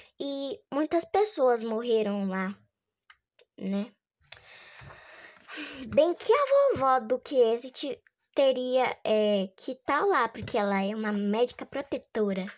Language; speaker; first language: Portuguese; native; Portuguese